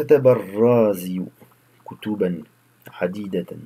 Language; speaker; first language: Arabic; non-native, fluent; French